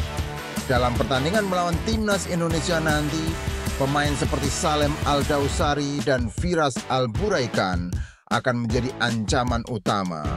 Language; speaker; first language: Indonesian; native; Indonesian